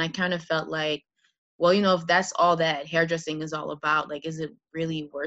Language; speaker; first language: English; native; English